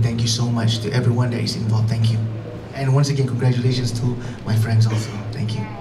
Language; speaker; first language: English; non-native, local second language; Malay